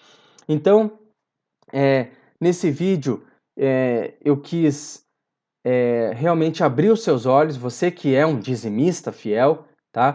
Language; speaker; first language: Portuguese; native; Portuguese